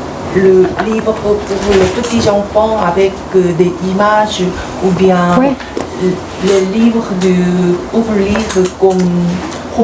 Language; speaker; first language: French; non-native, fluent; Korean